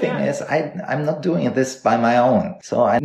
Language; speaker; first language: English; non-native, fluent; German